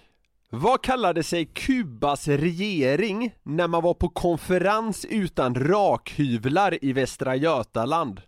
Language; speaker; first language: Swedish; native; Swedish